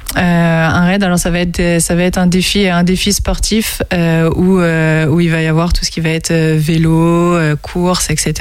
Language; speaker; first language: French; native; French